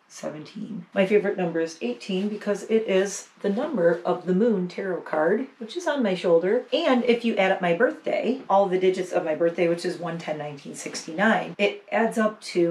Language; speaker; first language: English; native; English